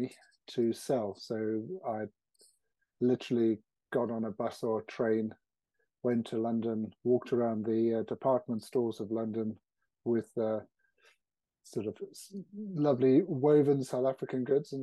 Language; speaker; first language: English; native; English